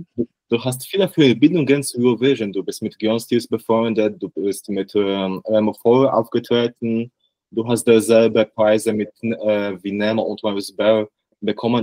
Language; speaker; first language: German; non-native, learner; Polish